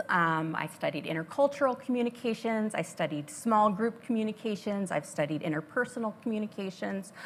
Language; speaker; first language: English; native; English